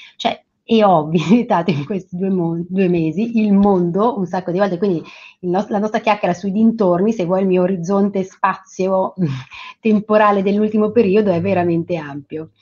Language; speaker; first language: Italian; native; Italian